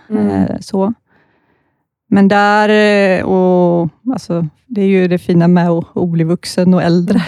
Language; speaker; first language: Swedish; native; Swedish